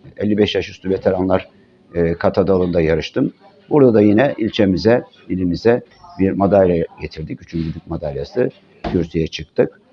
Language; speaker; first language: Turkish; native; Turkish